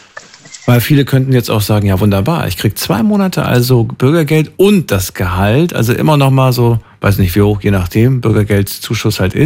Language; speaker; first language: German; native; German